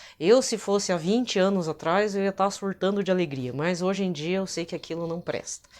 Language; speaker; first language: Portuguese; native; Portuguese